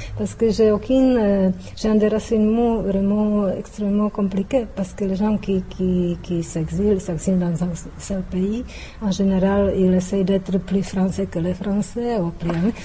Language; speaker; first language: French; non-native, fluent; Czech